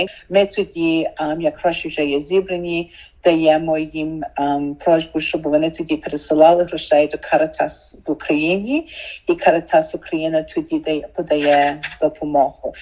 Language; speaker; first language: Ukrainian; early bilingual, heritage; Ukrainian